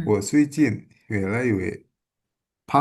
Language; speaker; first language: Chinese; non-native, learner; Indonesian